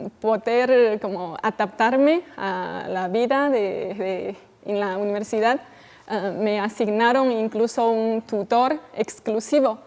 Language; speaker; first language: Spanish; non-native, fluent; Chinese